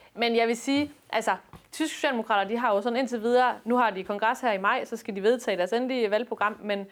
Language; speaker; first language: Danish; native; Danish